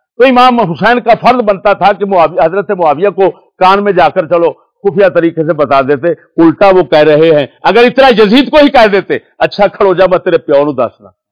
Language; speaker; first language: Urdu; native; Urdu